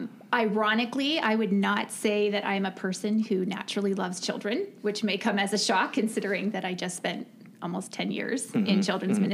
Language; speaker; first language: English; native; English